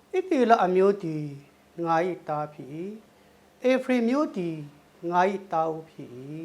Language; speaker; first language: Burmese; non-native, local second language; Thado Chin